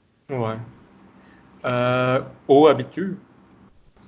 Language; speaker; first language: French; non-native, fluent; Vietnamese